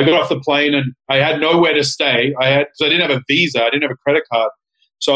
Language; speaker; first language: English; native; English